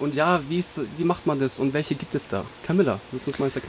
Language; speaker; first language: German; native; German